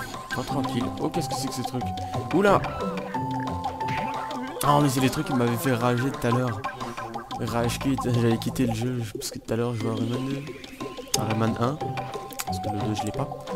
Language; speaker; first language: French; native; French